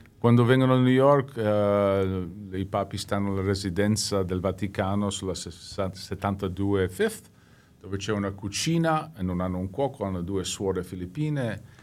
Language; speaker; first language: Italian; early bilingual, heritage; English